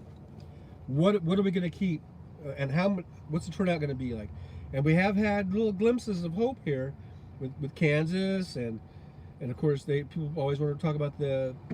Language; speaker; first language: English; native; English